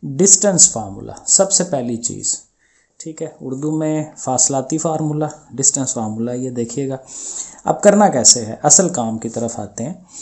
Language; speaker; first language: Urdu; non-native, local second language; Punjabi